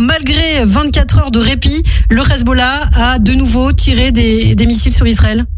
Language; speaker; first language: French; native; French